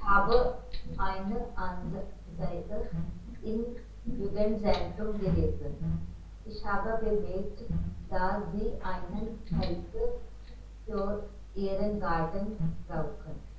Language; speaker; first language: German; non-native, learner; Hindi